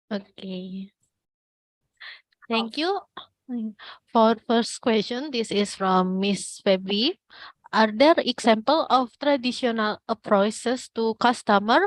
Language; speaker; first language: English; non-native, learner; Indonesian